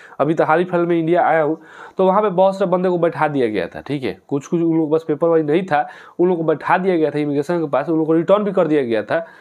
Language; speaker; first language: Hindi; native; Hindi